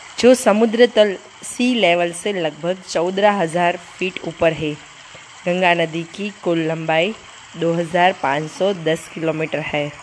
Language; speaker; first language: Hindi; non-native, local second language; Gujarati